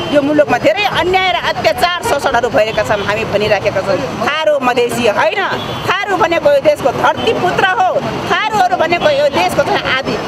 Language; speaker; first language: Nepali; non-native, local second language; Dangaura Tharu